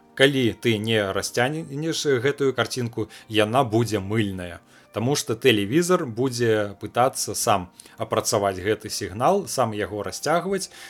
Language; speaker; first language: Belarusian; non-native, local second language; Russian